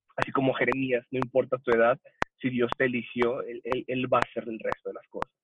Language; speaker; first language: Spanish; early bilingual, heritage; Spanish